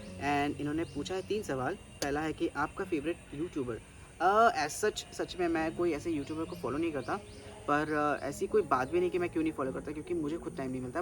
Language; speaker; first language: Hindi; non-native, local second language; Bangla